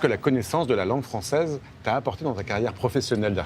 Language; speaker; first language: French; native; French